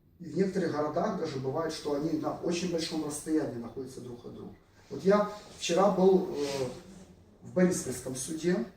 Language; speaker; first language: Russian; native; Russian